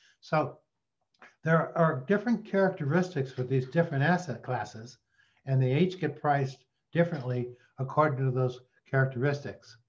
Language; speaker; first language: English; native; English